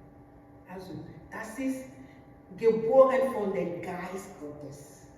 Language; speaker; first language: German; non-native, learner; French